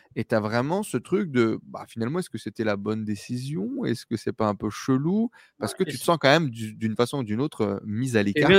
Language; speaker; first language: French; native; French